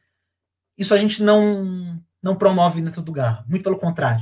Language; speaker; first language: Portuguese; native; Portuguese